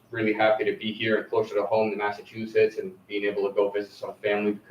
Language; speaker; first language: English; early bilingual, other home language; Arabic